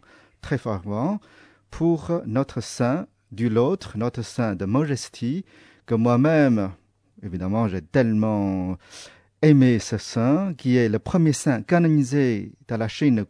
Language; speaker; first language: French; non-native, fluent; Chinese